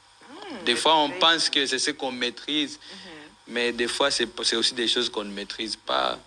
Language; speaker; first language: French; non-native, local second language; Swahili